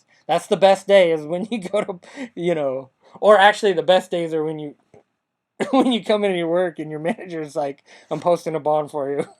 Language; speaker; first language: English; native; English